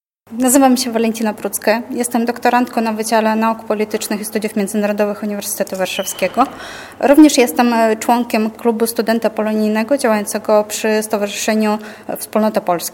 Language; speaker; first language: Polish; early bilingual, heritage; Polish